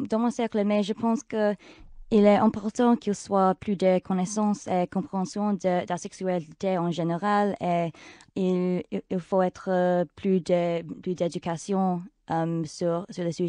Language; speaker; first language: French; non-native, local second language; English